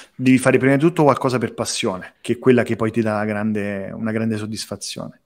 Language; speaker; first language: Italian; native; Italian